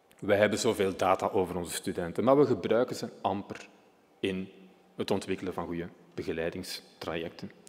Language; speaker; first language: Dutch; native; Dutch